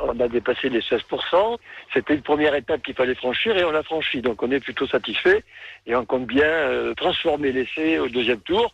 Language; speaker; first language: French; native; French